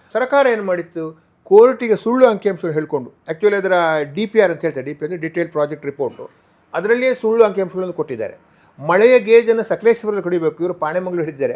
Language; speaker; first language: Kannada; non-native, local second language; Tulu